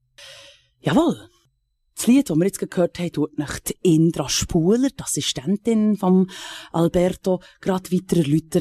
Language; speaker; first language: German; native; German